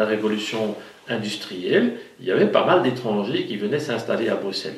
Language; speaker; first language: French; native; French